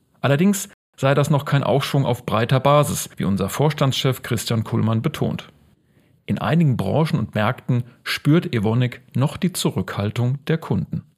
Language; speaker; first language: German; native; German